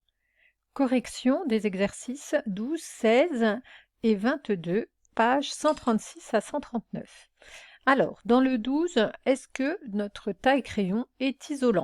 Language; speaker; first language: French; native; French